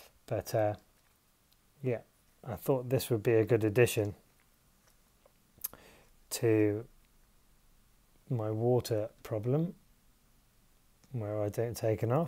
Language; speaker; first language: English; native; English